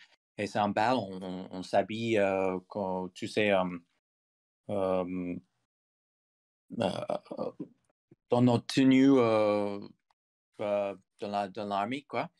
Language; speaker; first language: French; non-native, fluent; English